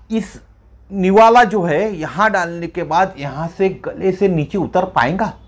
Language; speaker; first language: Hindi; non-native, local second language; Marathi